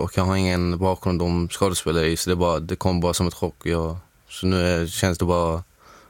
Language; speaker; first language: Swedish; non-native, fluent; Arabic